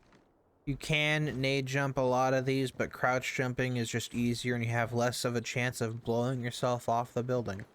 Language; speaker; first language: English; native; English